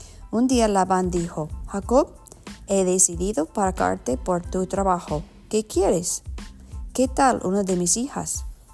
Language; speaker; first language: Spanish; non-native, learner; English